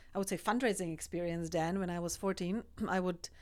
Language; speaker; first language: English; non-native, fluent; Czech